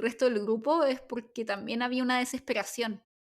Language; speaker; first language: Spanish; native; Spanish